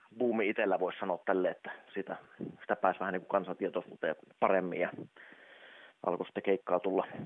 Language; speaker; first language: Finnish; native; Finnish